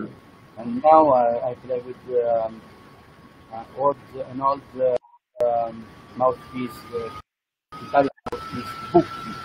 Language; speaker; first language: English; non-native, learner; Italian